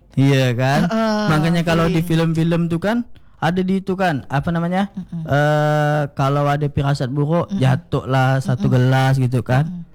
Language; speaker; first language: Indonesian; native; Indonesian